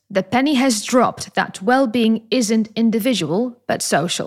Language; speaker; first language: English; non-native, fluent; Polish